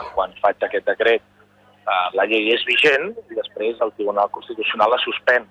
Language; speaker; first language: Catalan; native; Catalan